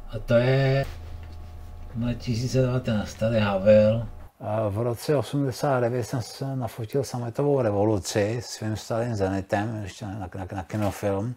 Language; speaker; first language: Czech; early bilingual, other home language; Spanish